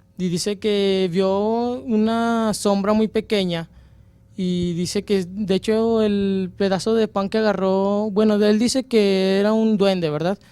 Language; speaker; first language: Spanish; native; Spanish